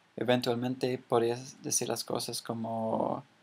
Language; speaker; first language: Spanish; non-native, fluent; English